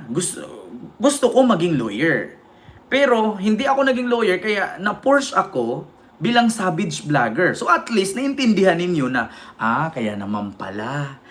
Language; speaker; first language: Filipino; non-native, local second language; Cebuano